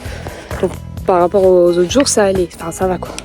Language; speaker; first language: French; native; French